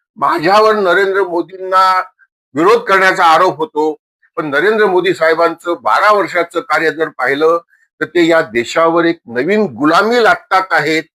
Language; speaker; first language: Marathi; non-native, local second language; Marwari